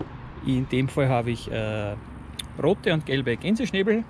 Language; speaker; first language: German; native; German